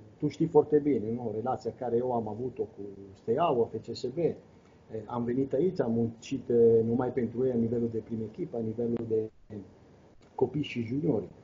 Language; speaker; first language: Romanian; non-native, fluent; Italian